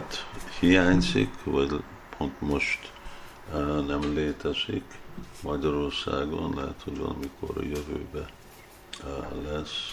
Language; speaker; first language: Hungarian; early bilingual, heritage; Hungarian